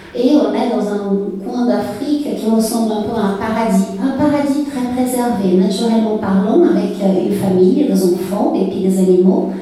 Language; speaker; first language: French; non-native, fluent; Portuguese